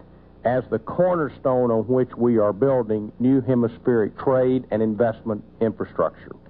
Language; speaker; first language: English; native; English